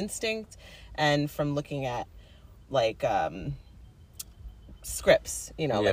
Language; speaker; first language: English; native; English